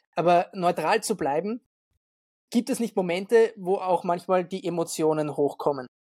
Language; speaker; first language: German; native; German